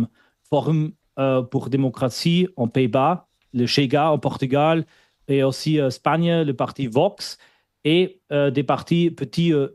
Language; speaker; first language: French; non-native, fluent; German